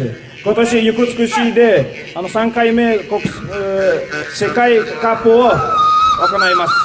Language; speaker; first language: Japanese; non-native, fluent; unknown